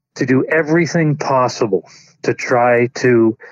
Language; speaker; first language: English; native; English